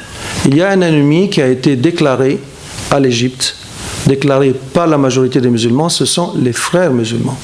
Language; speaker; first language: French; non-native, fluent; Arabic